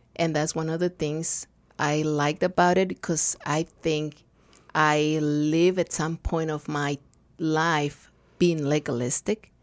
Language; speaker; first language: English; non-native, fluent; Spanish